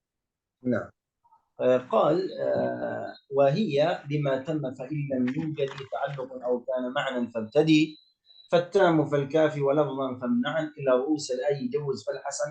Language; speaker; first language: Arabic; native; Arabic